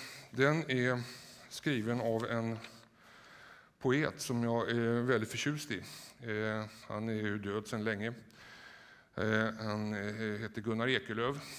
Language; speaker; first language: Swedish; native; Swedish